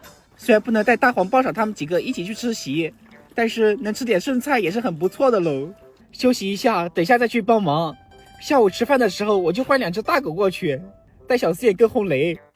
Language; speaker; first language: Chinese; native; Chinese